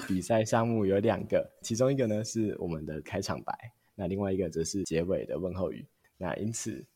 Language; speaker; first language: Chinese; native; Chinese